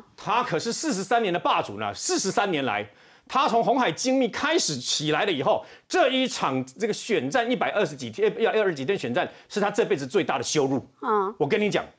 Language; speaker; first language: Chinese; native; Chinese